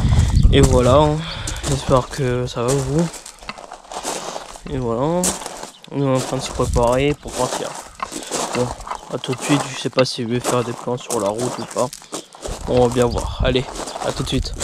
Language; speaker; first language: French; native; French